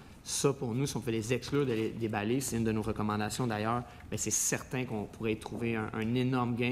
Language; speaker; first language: French; native; French